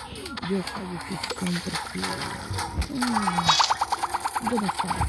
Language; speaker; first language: Spanish; non-native, learner; Portuguese